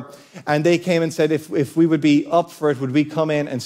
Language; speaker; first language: English; native; English